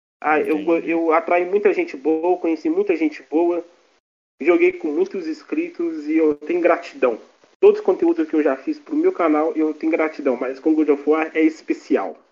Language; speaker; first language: Portuguese; native; Portuguese